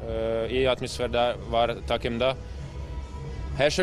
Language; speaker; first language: Turkish; non-native, learner; Hungarian